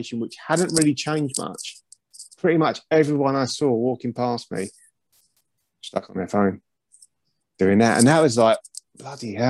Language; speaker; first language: English; native; English